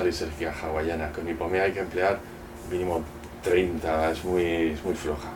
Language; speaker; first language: Spanish; native; Spanish